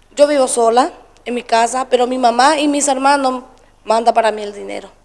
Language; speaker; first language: Spanish; non-native, local second language; Guarani